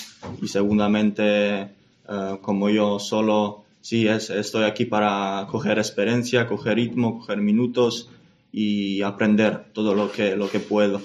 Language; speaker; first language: Spanish; non-native, fluent; English